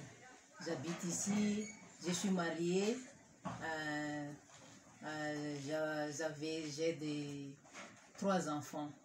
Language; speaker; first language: French; non-native, local second language; Malagasy